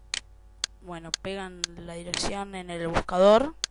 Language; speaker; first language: Spanish; native; Spanish